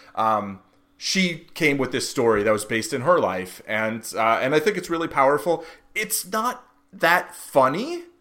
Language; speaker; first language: English; native; English